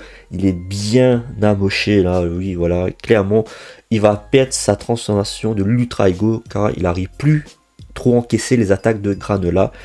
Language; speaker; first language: French; native; French